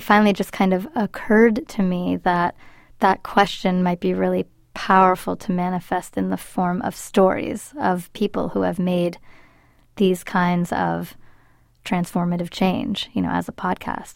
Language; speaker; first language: English; early bilingual, other home language; Spanish